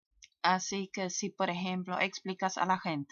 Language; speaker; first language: Spanish; non-native, fluent; German